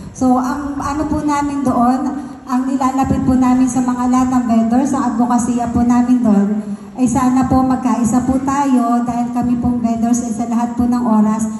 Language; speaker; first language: Filipino; non-native, local second language; Masbatenyo